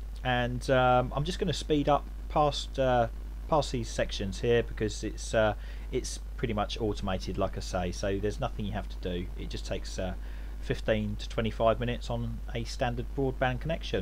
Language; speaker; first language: English; native; English